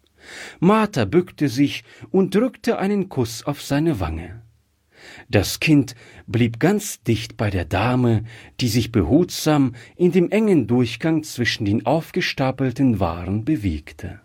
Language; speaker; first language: German; native; German